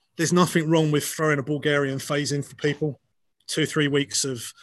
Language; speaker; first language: English; native; English